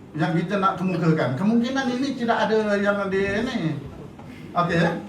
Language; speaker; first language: Malay; native; Malay